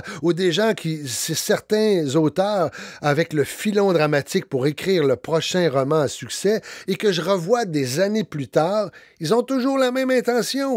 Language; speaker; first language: French; native; French